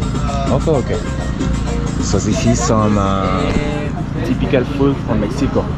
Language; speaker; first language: English; non-native, fluent; Spanish